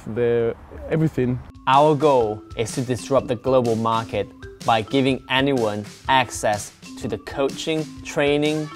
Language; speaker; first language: English; non-native, fluent; Thai